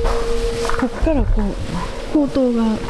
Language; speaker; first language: Japanese; native; Japanese